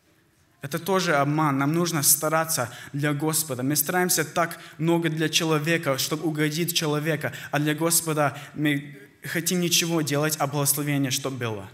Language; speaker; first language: Russian; early bilingual, heritage; Russian